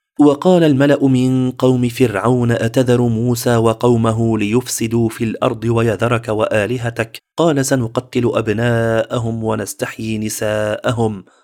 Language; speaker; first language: Arabic; native; Arabic